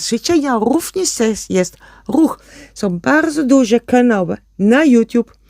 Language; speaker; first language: Polish; non-native, learner; Dutch